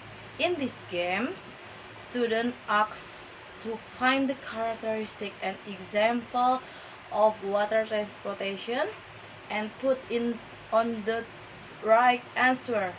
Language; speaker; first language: English; non-native, learner; Indonesian